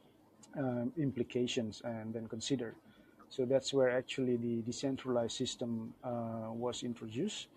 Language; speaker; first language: English; non-native, fluent; Indonesian